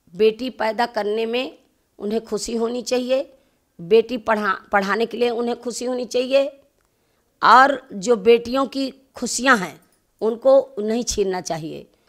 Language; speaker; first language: Hindi; native; Hindi